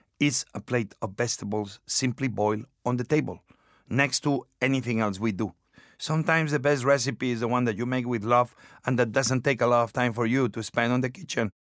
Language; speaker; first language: English; non-native, fluent; Spanish